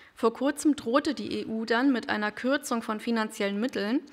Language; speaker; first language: German; native; German